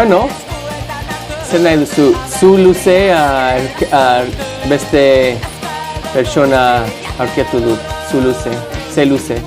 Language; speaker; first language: Basque; non-native, learner; English